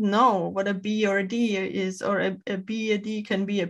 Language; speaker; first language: English; non-native, fluent; German